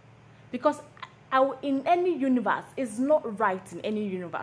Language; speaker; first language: English; non-native, local second language; Yoruba